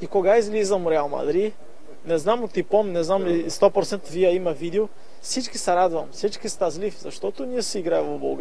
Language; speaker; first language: Bulgarian; non-native, learner; Portuguese